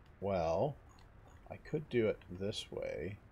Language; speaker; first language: English; native; English